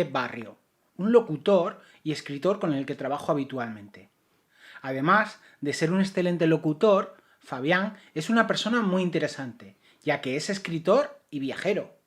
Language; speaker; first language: Spanish; native; Spanish